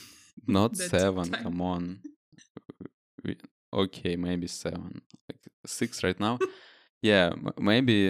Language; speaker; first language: English; non-native, fluent; Russian